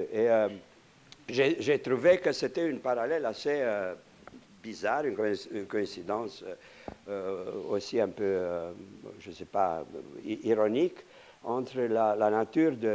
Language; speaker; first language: French; non-native, fluent; Romanian